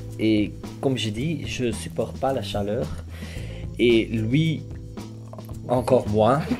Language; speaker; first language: French; non-native, local second language; Dutch